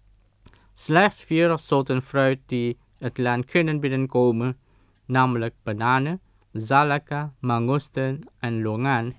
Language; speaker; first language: Dutch; non-native, fluent; Indonesian